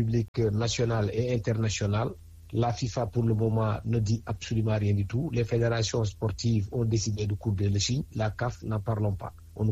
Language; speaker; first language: French; non-native, local second language; Wolof